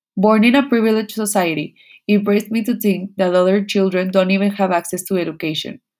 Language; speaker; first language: English; non-native, fluent; Spanish